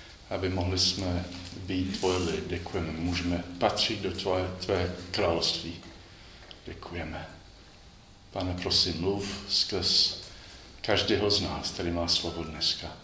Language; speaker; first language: Czech; non-native, learner; English